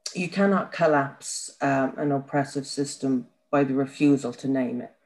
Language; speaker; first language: English; native; English